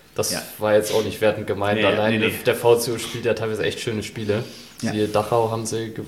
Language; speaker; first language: German; native; German